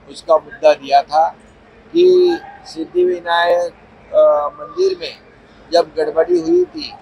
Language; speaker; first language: Hindi; non-native, local second language; Marathi